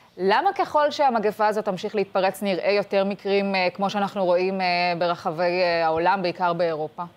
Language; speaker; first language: Hebrew; native; Hebrew